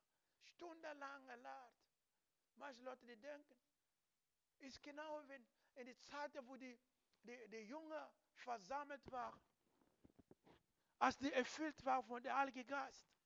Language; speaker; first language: German; non-native, learner; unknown